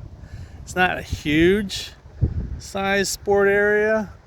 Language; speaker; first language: English; native; English